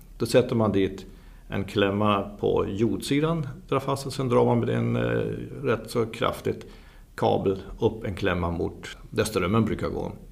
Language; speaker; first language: Swedish; non-native, fluent; German